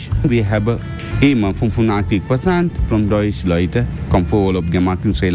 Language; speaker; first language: German; non-native, learner; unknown